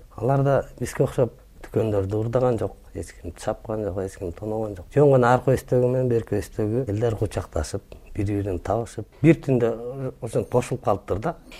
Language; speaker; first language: Kyrgyz; native; Kyrgyz